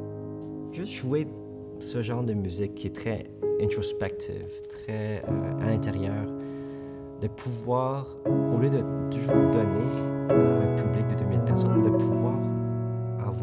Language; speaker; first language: French; early bilingual, other home language; Korean